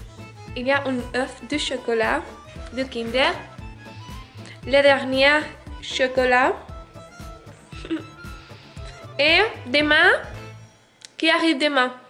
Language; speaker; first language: French; non-native, learner; Spanish